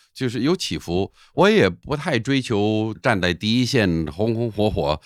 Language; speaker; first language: Chinese; non-native, fluent; English